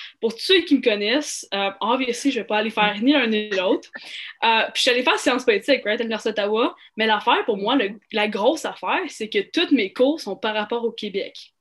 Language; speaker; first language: French; native; French